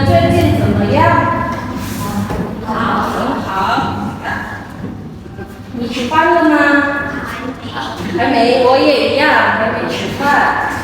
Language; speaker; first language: Chinese; non-native, fluent; Indonesian